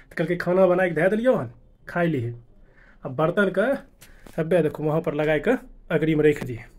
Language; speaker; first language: Maithili; native; Maithili